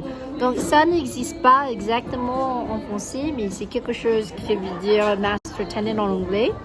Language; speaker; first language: French; non-native, learner; English